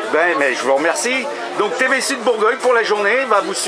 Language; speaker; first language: French; native; French